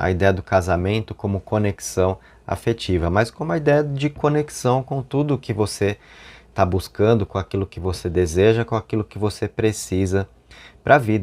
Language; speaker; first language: Portuguese; native; Portuguese